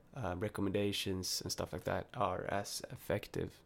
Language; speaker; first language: English; non-native, fluent; Swedish